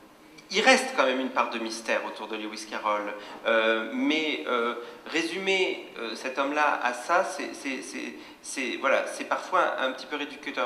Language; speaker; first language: French; native; French